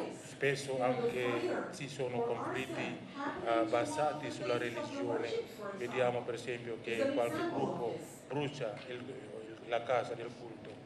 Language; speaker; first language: Italian; non-native, fluent; Indonesian